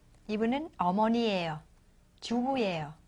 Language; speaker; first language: Korean; non-native, fluent; Vietnamese